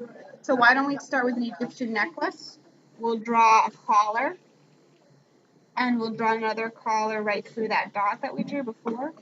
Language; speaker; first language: English; native; English